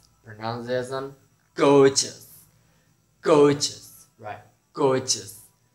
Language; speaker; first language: English; non-native, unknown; Indonesian